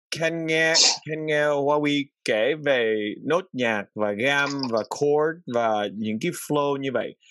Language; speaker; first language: Vietnamese; early bilingual, heritage; Vietnamese